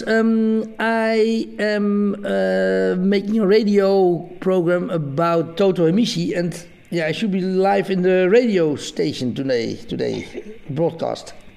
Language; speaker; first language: English; non-native, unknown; Dutch